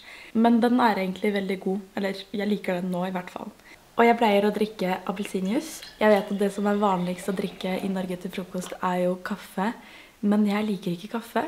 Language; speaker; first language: Norwegian; non-native, fluent; French